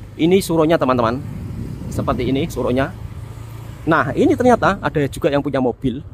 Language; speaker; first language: Indonesian; native; Indonesian